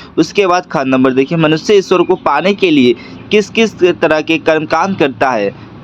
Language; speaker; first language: Hindi; non-native, local second language; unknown